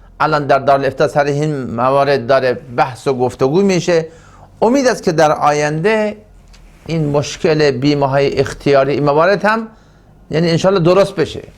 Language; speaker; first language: Persian; non-native, local second language; Turkmen